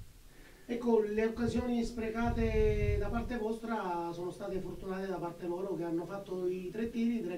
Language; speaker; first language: Italian; native; Italian